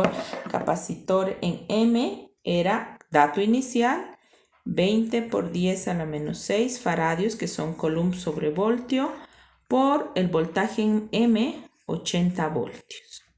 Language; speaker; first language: Spanish; native; Spanish